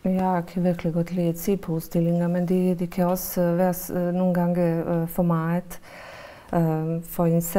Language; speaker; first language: Danish; non-native, fluent; Bosnian